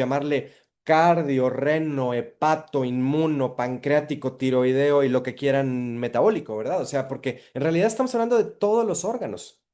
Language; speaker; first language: Spanish; native; Spanish